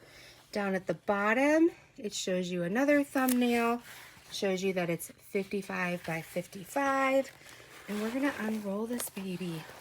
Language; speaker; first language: English; native; English